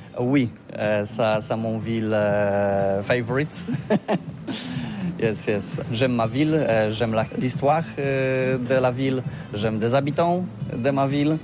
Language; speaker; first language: French; non-native, learner; Polish